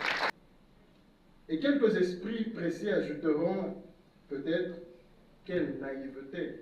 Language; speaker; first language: French; non-native, local second language; Lingala